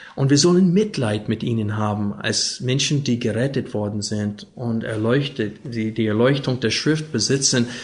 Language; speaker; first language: German; non-native, fluent; English